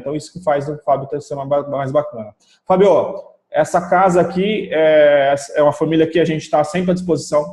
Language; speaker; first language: Portuguese; native; Portuguese